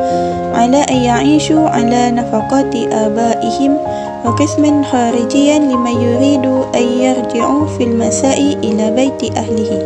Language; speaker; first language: Arabic; non-native, learner; Malay